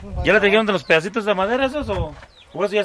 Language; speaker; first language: Spanish; native; Spanish